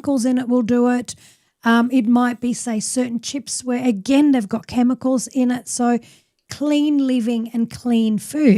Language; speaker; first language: English; native; English